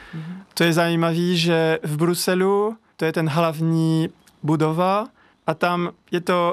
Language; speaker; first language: Czech; non-native, learner; French